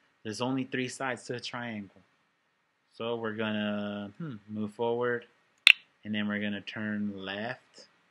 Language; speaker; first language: English; early bilingual, other home language; Spanish